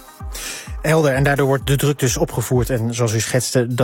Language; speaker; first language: Dutch; native; Dutch